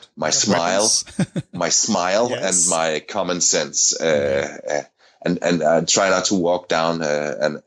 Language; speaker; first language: English; non-native, fluent; Danish